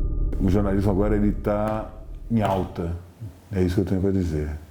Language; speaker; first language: Portuguese; native; Portuguese